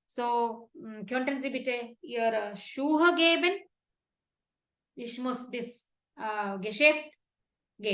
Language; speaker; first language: German; non-native, fluent; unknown